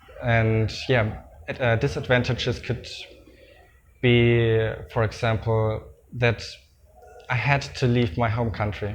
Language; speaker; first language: English; non-native, fluent; German